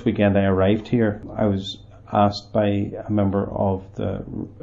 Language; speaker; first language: English; native; English